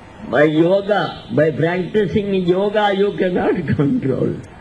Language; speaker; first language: English; non-native, local second language; Odia